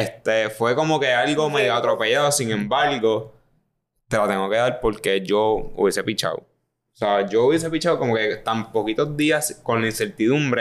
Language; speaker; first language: Spanish; native; Spanish